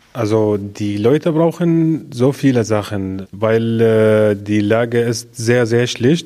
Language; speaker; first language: German; non-native, learner; Arabic